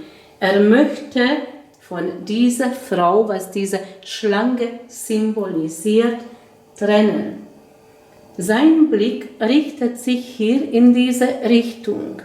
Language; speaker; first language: German; non-native, fluent; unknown